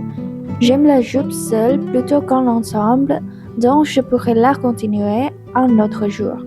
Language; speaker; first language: French; non-native, learner; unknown